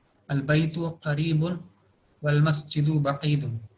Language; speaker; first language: Arabic; non-native, fluent; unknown